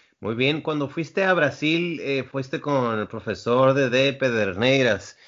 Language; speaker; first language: Spanish; native; Spanish